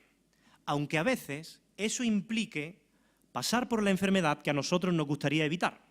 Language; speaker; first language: Spanish; native; Spanish